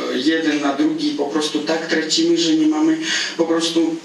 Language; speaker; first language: Polish; non-native, fluent; Russian